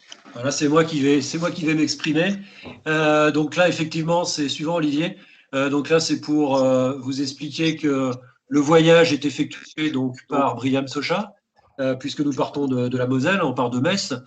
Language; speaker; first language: French; native; French